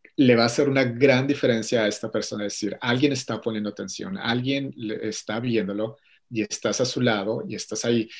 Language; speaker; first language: Spanish; native; Spanish